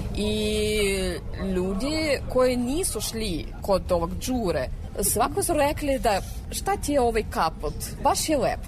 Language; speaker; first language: Serbian; non-native, fluent; Russian